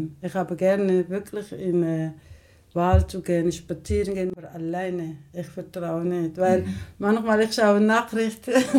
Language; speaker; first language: German; non-native, learner; Somali